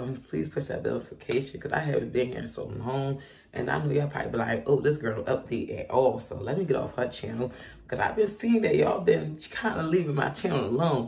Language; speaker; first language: English; native; English